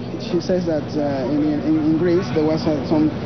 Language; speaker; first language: English; non-native, fluent; Spanish